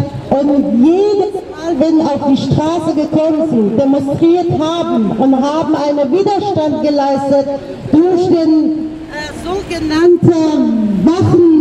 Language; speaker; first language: German; non-native, learner; Persian